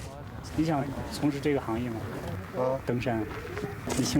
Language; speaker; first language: Chinese; native; Chinese